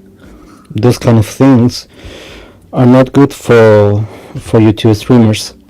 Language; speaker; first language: English; non-native, fluent; Spanish